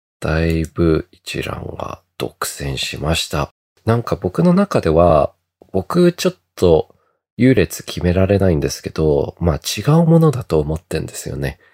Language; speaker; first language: Japanese; early bilingual, heritage; Japanese